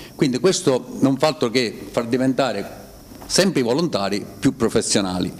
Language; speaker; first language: Italian; native; Italian